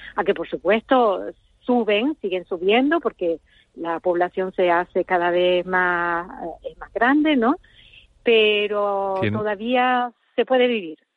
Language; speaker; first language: Spanish; native; Spanish